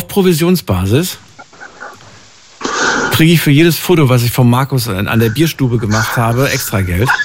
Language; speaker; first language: German; native; German